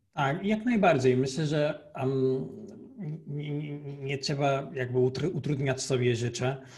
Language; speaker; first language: Polish; non-native, fluent; Portuguese